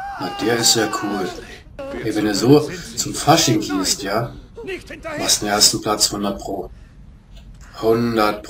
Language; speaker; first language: German; native; German